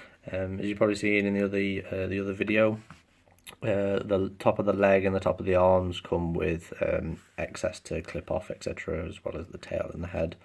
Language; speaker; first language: English; native; English